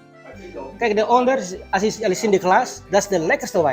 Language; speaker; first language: Dutch; non-native, learner; Indonesian